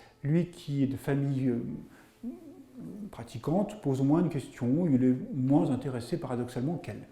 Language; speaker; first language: French; native; French